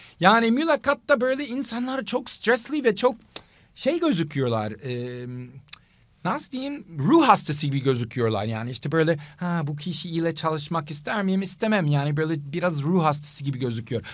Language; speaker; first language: Turkish; non-native, fluent; English